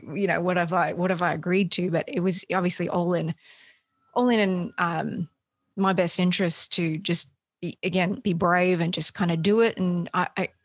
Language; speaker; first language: English; native; English